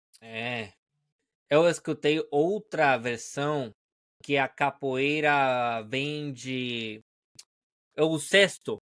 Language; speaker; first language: Portuguese; non-native, learner; Spanish